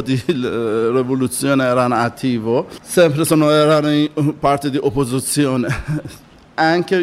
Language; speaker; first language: Italian; non-native, learner; Persian